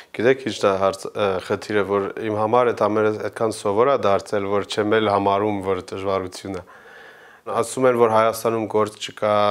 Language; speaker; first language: Armenian; early bilingual, heritage; Armenian